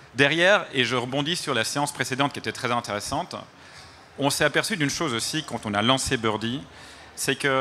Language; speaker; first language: French; native; French